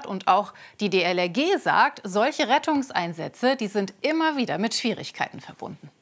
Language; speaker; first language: German; native; German